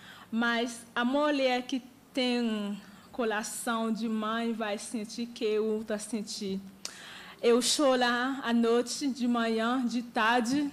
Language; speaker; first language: Portuguese; non-native, learner; Haitian Creole